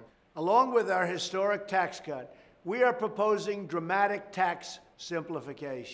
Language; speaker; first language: English; native; English